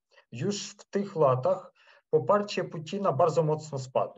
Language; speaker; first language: Polish; non-native, fluent; Ukrainian